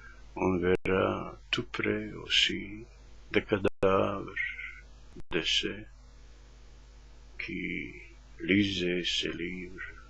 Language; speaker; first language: French; non-native, fluent; Croatian